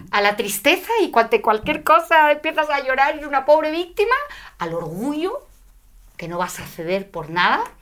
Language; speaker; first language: Spanish; native; Spanish